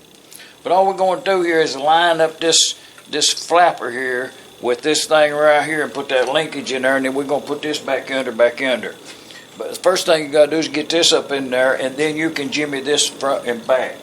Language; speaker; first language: English; native; English